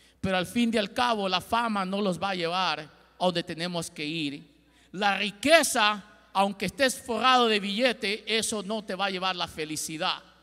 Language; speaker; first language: Spanish; early bilingual, heritage; Spanish